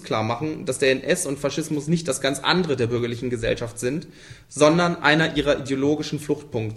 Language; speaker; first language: German; native; German